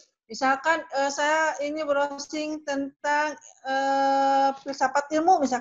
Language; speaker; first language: Indonesian; native; Indonesian